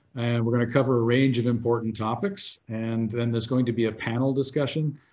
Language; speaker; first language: English; native; English